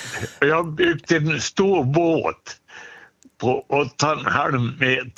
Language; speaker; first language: Swedish; native; Swedish